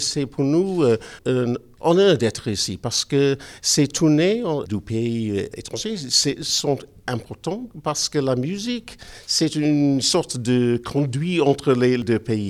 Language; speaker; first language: French; non-native, learner; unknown